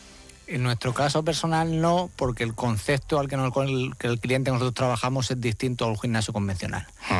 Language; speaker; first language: Spanish; native; Spanish